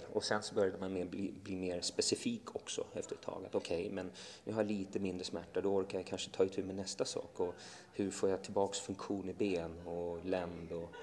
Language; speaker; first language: Swedish; early bilingual, other home language; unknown